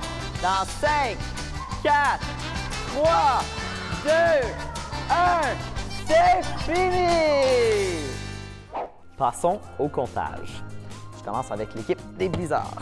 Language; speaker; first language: French; native; French